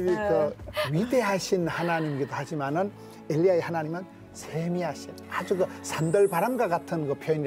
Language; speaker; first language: Korean; native; Korean